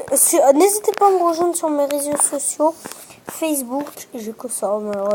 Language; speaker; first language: French; native; French